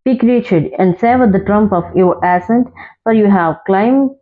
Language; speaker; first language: English; non-native, local second language; Telugu